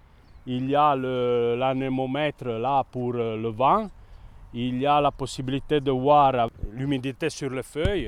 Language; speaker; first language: French; non-native, local second language; Italian